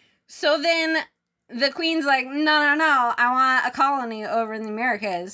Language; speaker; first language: English; native; English